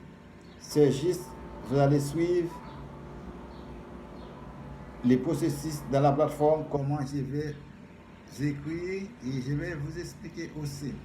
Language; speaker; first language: French; non-native, fluent; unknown